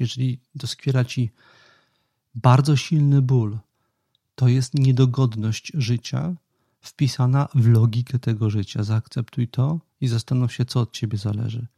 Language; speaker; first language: Polish; native; Polish